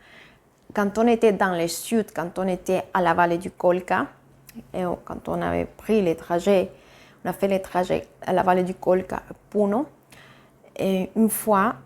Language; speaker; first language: French; non-native, fluent; Spanish